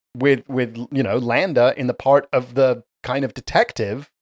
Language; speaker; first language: English; native; English